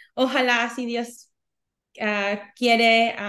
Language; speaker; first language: Spanish; early bilingual, heritage; Spanish